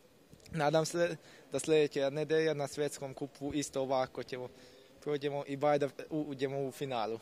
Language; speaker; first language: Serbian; non-native, local second language; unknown